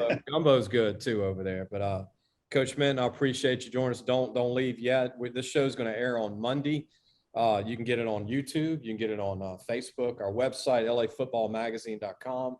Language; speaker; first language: English; native; English